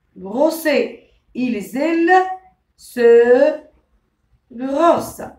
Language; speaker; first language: French; non-native, local second language; Arabic